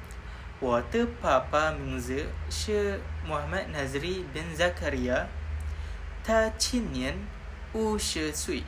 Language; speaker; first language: Chinese; non-native, learner; Malay